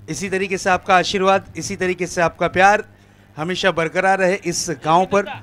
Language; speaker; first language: Hindi; non-native, local second language; Marathi